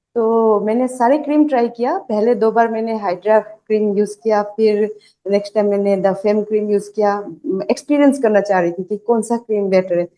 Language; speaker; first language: Hindi; non-native, local second language; Assamese